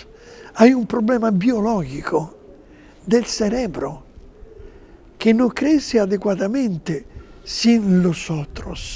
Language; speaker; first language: Spanish; non-native, fluent; Italian